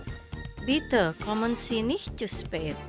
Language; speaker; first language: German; non-native, fluent; Indonesian